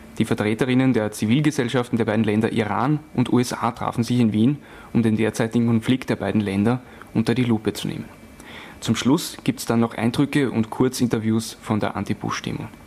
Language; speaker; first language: German; native; German